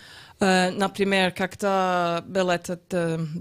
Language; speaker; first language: Russian; non-native, learner; English